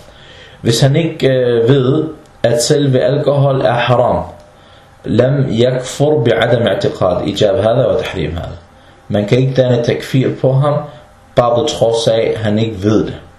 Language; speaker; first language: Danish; early bilingual, other home language; Arabic